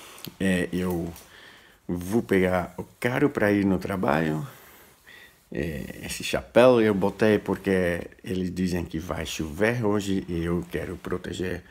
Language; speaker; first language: Portuguese; non-native, fluent; Dutch